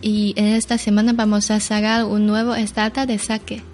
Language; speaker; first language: Spanish; non-native, learner; Chinese